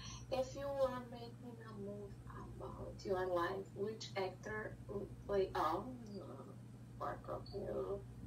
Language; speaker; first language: English; non-native, learner; Portuguese